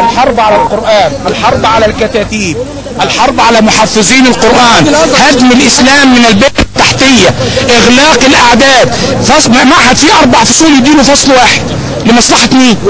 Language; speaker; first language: Arabic; native; Arabic